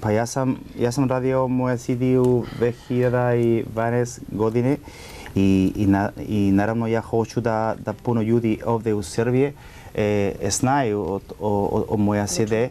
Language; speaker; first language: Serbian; non-native, learner; Spanish